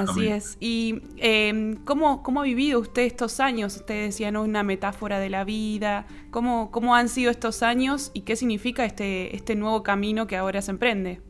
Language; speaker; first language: Spanish; native; Spanish